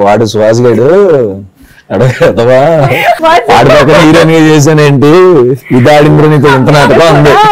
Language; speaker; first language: Telugu; native; Telugu